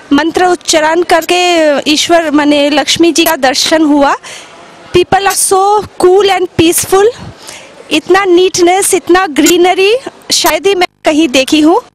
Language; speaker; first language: Hindi; non-native, local second language; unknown